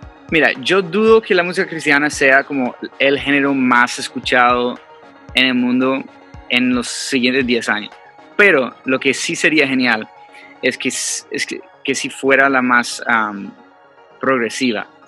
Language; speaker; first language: Spanish; non-native, fluent; English